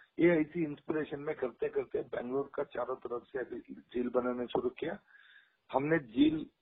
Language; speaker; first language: Hindi; non-native, local second language; Kannada